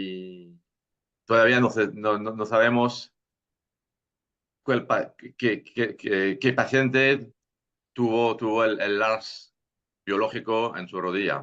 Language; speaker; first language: Spanish; non-native, fluent; French